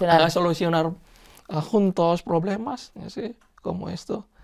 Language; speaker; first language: Spanish; non-native, learner; Indonesian